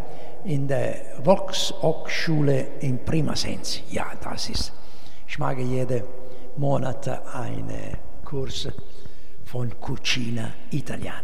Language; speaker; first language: German; non-native, learner; Italian